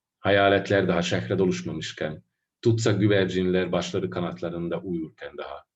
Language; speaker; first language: Turkish; non-native, fluent; Hungarian